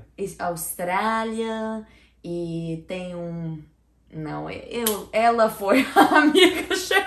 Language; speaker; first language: Portuguese; non-native, learner; English